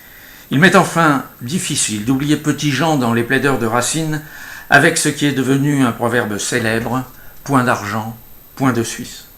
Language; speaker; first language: French; native; French